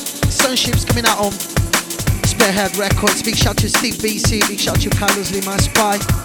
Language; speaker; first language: English; non-native, fluent; Portuguese